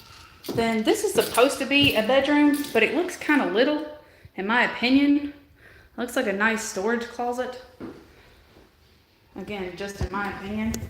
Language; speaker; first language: English; native; English